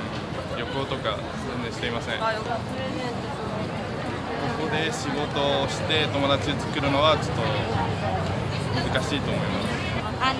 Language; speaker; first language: Japanese; non-native, fluent; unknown